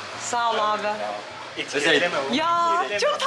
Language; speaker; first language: Turkish; native; Turkish